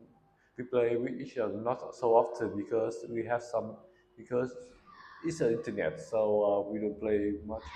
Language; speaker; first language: English; non-native, learner; Vietnamese